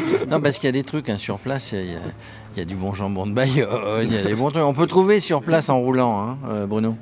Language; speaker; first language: French; native; French